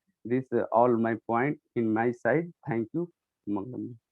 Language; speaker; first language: English; non-native, learner; Hindi